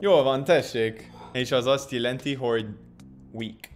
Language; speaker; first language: Hungarian; non-native, fluent; English